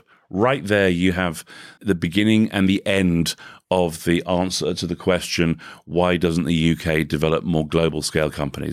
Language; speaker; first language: English; native; English